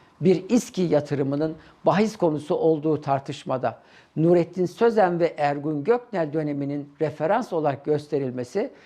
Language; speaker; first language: Turkish; native; Turkish